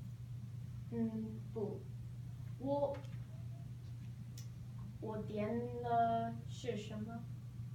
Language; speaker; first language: Chinese; non-native, learner; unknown